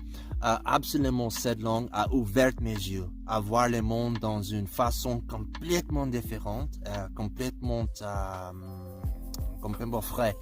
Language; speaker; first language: French; non-native, learner; English